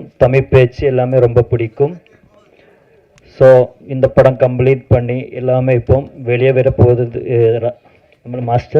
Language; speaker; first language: Tamil; non-native, learner; Malayalam